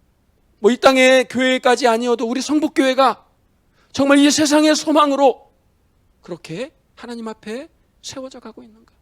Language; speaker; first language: Korean; native; Korean